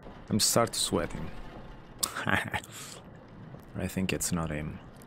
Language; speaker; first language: English; non-native, fluent; Italian